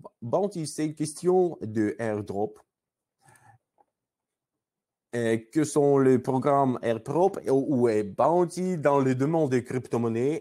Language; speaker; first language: French; non-native, learner; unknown